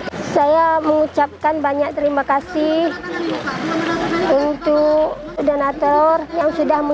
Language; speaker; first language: Indonesian; non-native, local second language; Achinese